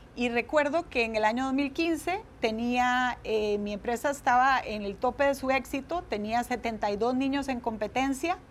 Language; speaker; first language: Spanish; native; Spanish